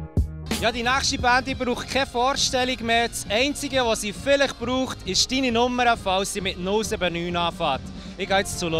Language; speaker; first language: German; native; German